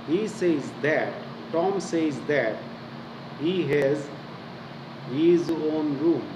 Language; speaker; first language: English; non-native, local second language; Gujarati